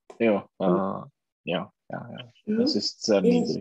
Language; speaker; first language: German; non-native, learner; Czech